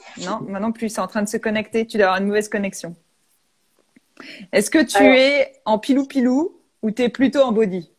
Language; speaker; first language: French; native; French